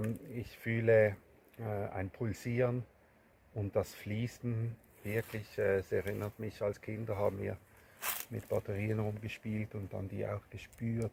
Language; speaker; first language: German; native; German